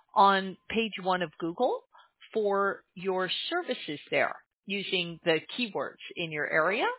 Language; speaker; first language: English; native; English